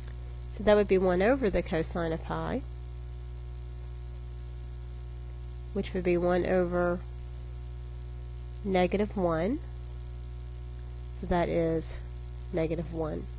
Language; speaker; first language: English; native; English